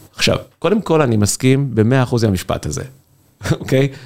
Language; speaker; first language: Hebrew; native; Hebrew